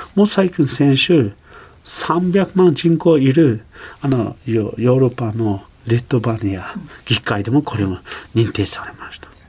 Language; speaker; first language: Japanese; non-native, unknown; Uyghur